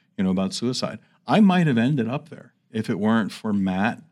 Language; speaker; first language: English; native; English